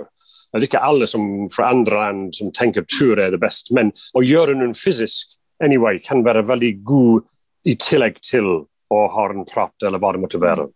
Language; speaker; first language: Norwegian; non-native, fluent; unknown